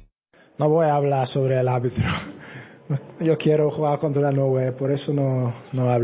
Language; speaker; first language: Spanish; non-native, fluent; English